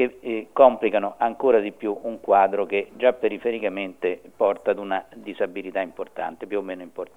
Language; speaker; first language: Italian; native; Italian